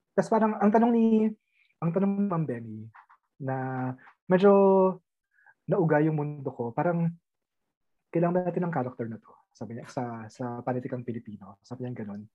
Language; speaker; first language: Filipino; native; Filipino